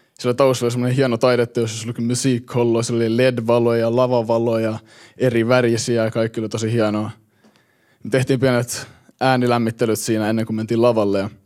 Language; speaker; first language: Finnish; early bilingual, heritage; Finnish